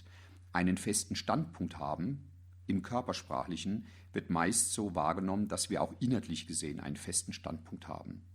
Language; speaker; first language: German; native; German